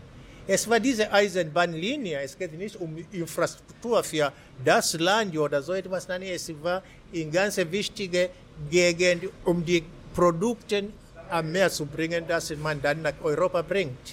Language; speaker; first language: German; non-native, fluent; Swahili